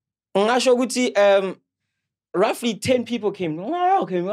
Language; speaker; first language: English; non-native, local second language; Zulu